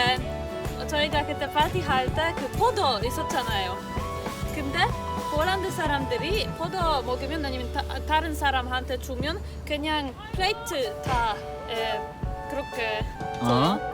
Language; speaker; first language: Korean; non-native, fluent; Polish